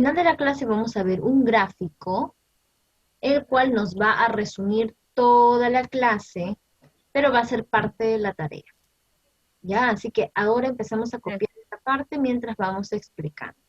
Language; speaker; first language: Spanish; native; Spanish